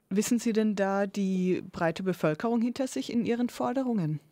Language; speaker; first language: German; native; German